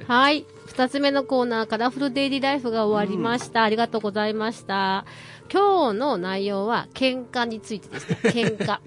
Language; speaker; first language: Japanese; native; Japanese